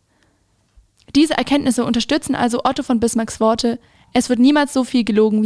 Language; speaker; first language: German; native; German